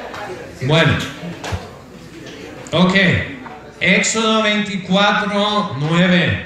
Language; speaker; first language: Spanish; non-native, fluent; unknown